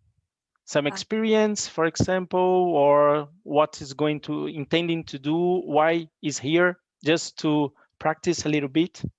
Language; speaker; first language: English; non-native, fluent; Portuguese